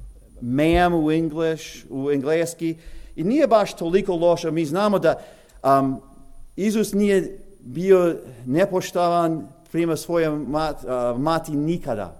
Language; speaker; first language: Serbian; early bilingual, heritage; English